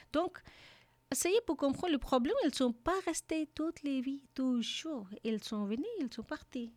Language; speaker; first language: French; non-native, learner; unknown